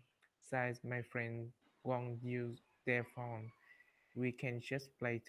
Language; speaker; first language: English; non-native, learner; Vietnamese